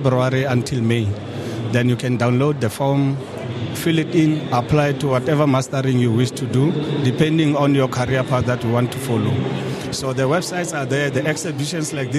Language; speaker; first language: English; non-native, local second language; Northern Sotho